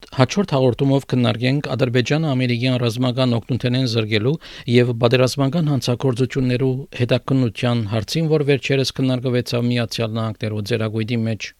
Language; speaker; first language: Armenian; native; Armenian